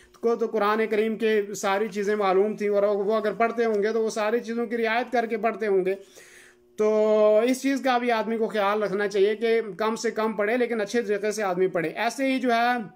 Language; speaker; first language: Urdu; non-native, local second language; Gujari